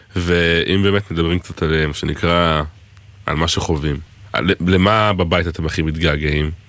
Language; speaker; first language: Hebrew; native; Hebrew